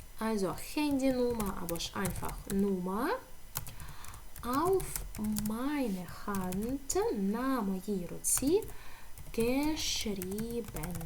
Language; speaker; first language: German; non-native, fluent; Ukrainian